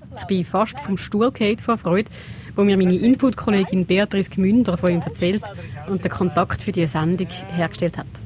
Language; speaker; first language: German; early bilingual, other home language; Portuguese